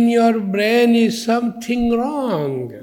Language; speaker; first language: English; non-native, learner; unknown